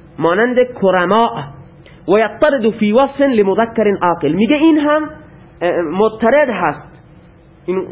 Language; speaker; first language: Persian; non-native, local second language; Baluchi